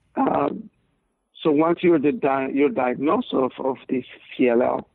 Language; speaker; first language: English; non-native, fluent; Spanish